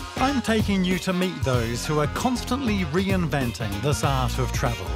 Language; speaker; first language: English; native; English